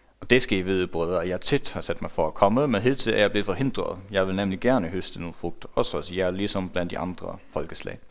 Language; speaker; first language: Danish; non-native, local second language; Faroese